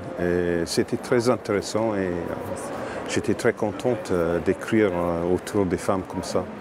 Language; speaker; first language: French; non-native, learner; English